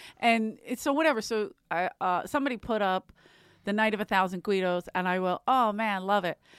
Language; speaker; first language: English; native; English